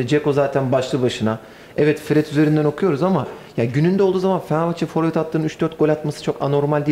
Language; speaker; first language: Turkish; native; Turkish